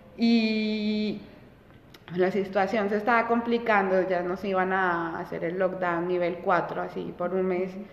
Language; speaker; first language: Spanish; early bilingual, heritage; Spanish